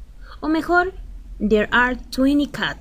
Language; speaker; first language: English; non-native, learner; Spanish